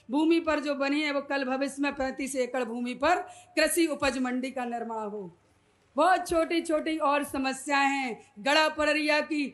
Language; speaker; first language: Hindi; native; Hindi